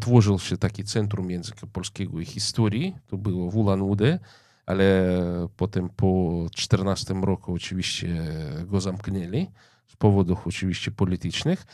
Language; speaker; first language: Polish; non-native, fluent; Russian